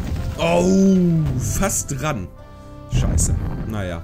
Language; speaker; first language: German; native; German